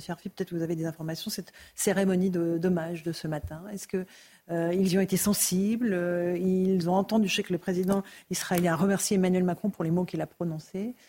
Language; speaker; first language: French; native; French